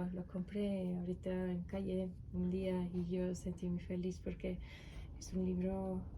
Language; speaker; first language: Spanish; non-native, learner; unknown